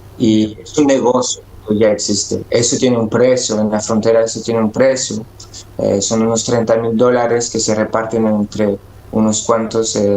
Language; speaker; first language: Spanish; early bilingual, other home language; French